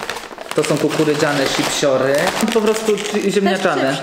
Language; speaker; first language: Polish; native; Polish